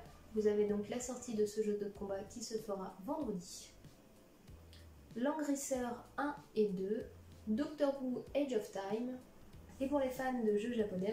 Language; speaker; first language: French; native; French